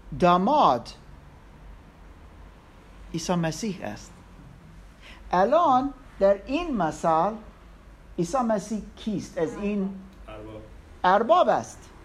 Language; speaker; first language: Persian; non-native, learner; English